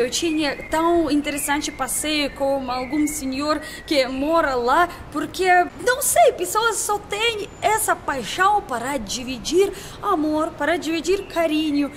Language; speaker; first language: Portuguese; non-native, learner; Russian